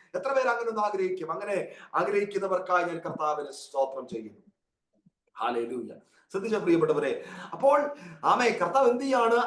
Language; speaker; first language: Malayalam; early bilingual, heritage; Malayalam